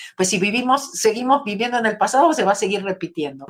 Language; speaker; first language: Spanish; native; Spanish